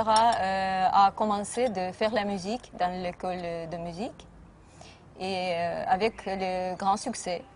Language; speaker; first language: French; non-native, fluent; Russian